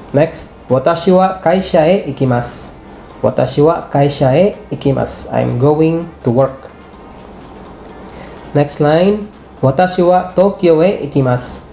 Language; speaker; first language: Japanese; non-native, fluent; English